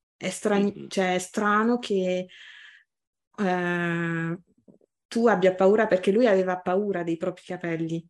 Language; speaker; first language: Italian; non-native, fluent; French